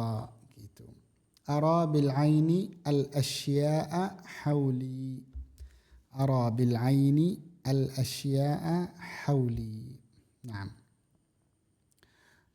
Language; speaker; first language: Arabic; non-native, fluent; Indonesian